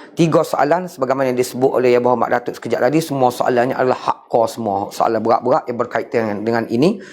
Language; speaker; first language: Malay; native; Malay